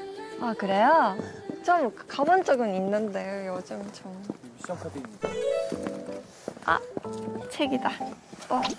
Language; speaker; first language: Korean; non-native, learner; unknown